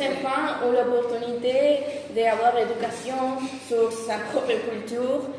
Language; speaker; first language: French; non-native, fluent; Spanish